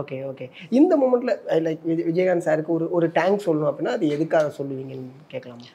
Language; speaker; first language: Tamil; native; Tamil